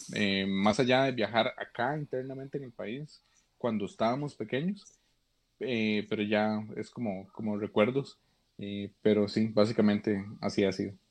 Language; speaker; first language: Spanish; native; Spanish